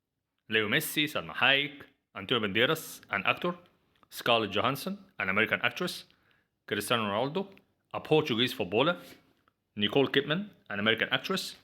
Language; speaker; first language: English; non-native, fluent; Arabic